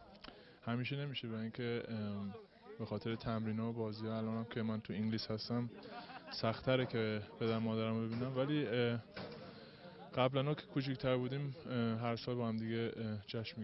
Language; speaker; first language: Persian; early bilingual, heritage; Persian